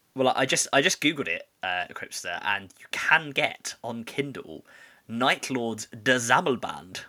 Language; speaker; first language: English; native; English